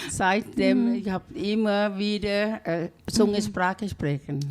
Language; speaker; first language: German; non-native, learner; Thai